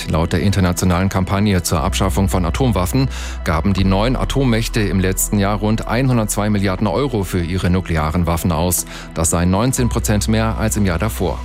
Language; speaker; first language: German; native; German